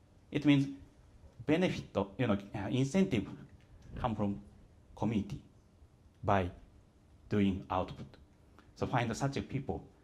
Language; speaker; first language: English; non-native, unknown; Japanese